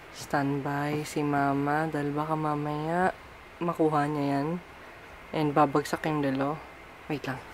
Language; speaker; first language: Filipino; early bilingual, heritage; Filipino